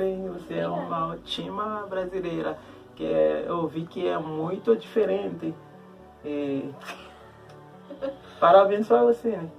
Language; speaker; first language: Portuguese; non-native, learner; Haitian Creole